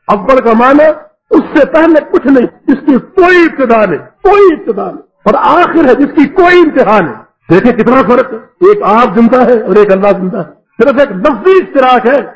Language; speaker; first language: Urdu; native; Urdu